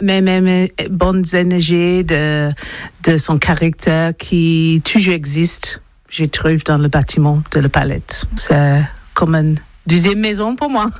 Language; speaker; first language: French; non-native, learner; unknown